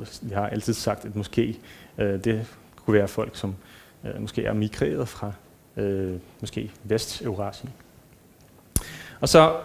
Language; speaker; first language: Danish; non-native, fluent; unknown